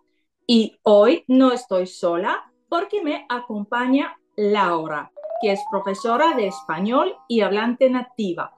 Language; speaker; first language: Spanish; non-native, fluent; Bulgarian